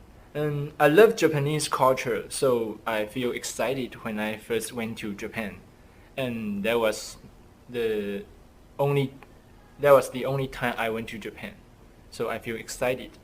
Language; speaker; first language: English; non-native, learner; Chinese